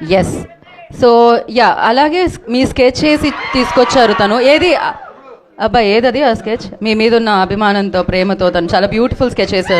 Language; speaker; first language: Telugu; native; Telugu